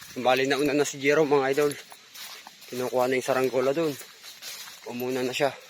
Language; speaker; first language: Filipino; native; Filipino